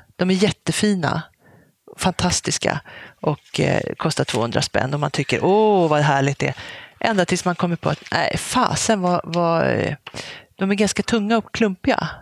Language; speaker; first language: Swedish; native; Swedish